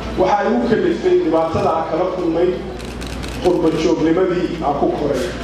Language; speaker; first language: Somali; early bilingual, heritage; Somali